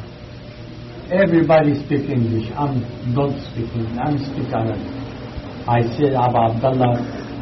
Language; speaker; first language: English; non-native, learner; Arabic